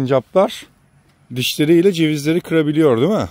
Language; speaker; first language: Turkish; native; Turkish